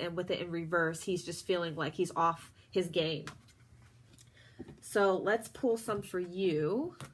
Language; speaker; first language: English; native; English